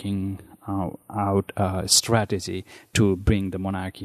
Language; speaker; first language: English; non-native, fluent; Nepali